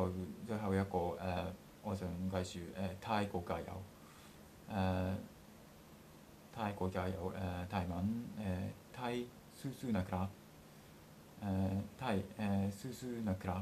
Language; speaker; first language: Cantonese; non-native, learner; Japanese